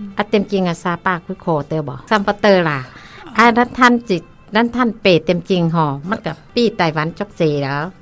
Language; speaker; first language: Min Nan Chinese; non-native, learner; Northeastern Thai